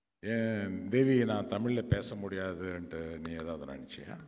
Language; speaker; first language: Tamil; non-native, local second language; Telugu